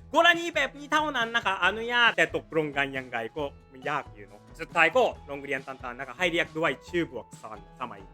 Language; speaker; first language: Thai; non-native, fluent; Japanese